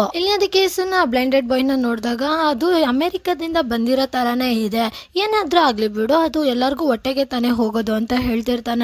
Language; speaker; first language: Kannada; native; Kannada